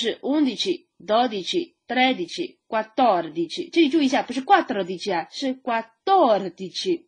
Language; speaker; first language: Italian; non-native, fluent; Chinese